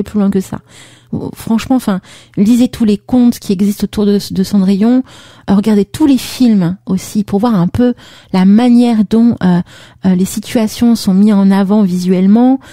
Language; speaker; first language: French; native; French